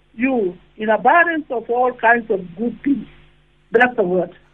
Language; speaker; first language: English; non-native, fluent; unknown